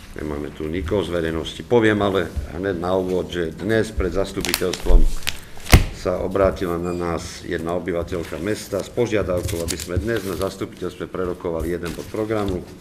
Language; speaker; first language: Slovak; native; Slovak